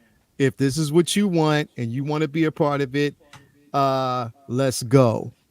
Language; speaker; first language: English; native; English